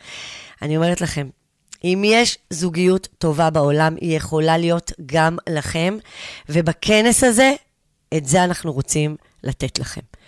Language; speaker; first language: Hebrew; native; Hebrew